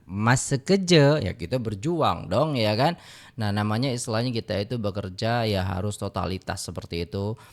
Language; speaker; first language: Indonesian; native; Indonesian